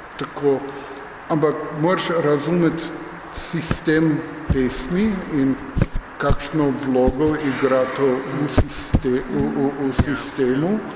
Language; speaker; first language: Slovenian; non-native, fluent; English